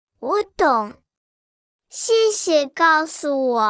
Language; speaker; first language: Chinese; non-native, learner; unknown